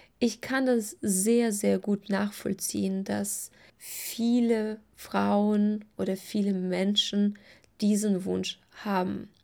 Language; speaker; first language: German; non-native, fluent; Russian